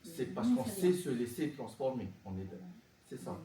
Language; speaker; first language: French; native; French